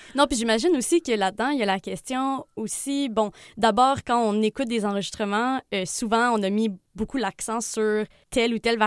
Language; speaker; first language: French; native; French